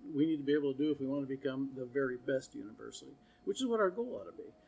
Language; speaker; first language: English; native; English